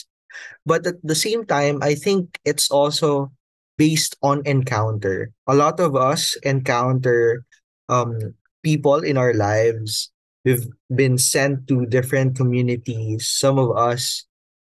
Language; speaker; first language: English; non-native, local second language; Filipino